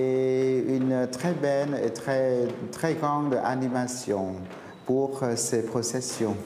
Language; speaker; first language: French; non-native, fluent; Vietnamese